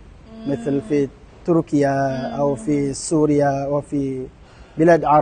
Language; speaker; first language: Arabic; non-native, fluent; Malay